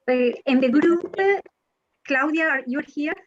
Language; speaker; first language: English; non-native, learner; Spanish